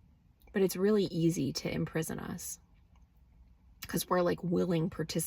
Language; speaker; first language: English; native; English